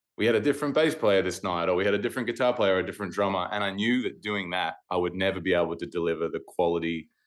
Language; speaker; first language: English; native; English